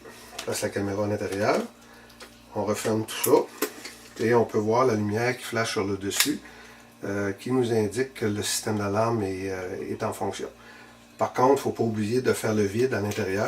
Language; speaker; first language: French; native; French